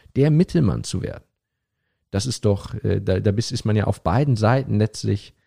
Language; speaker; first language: German; native; German